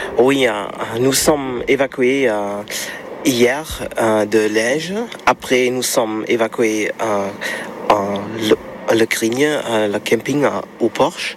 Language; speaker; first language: French; non-native, learner; German